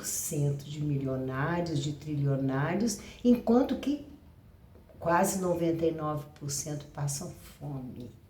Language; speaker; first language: Portuguese; native; Portuguese